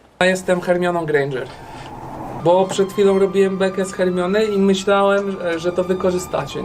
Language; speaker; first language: Polish; native; Polish